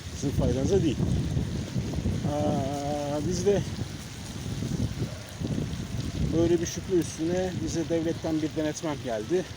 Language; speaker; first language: Turkish; native; Turkish